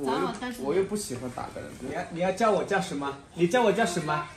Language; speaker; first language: Chinese; native; Chinese